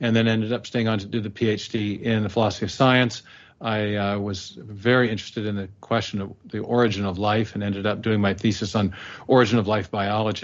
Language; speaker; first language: English; native; English